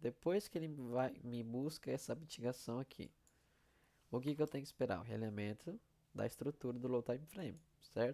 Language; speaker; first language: Portuguese; native; Portuguese